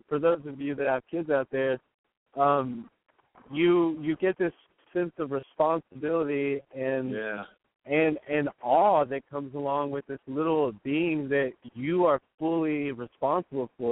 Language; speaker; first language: English; native; English